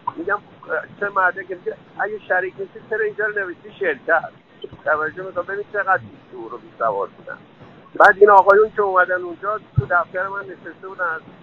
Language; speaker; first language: Persian; native; Persian